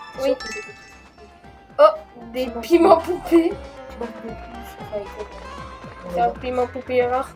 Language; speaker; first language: French; native; French